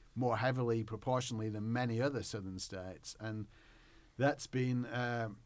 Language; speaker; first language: English; native; English